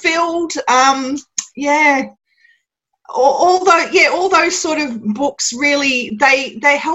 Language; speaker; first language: English; native; English